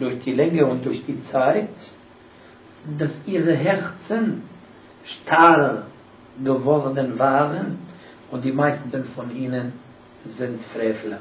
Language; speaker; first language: German; non-native, fluent; Arabic